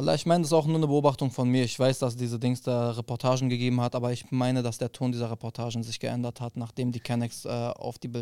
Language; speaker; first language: German; early bilingual, other home language; Arabic